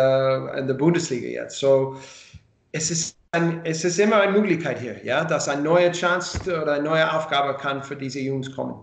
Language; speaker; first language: German; non-native, learner; English